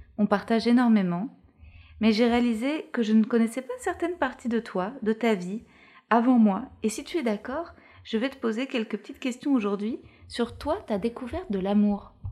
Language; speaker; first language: French; native; French